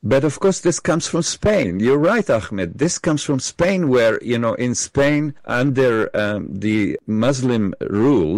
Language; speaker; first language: English; non-native, fluent; Hebrew